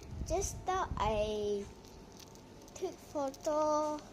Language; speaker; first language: English; non-native, local second language; Chinese